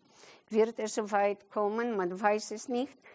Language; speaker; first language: German; non-native, fluent; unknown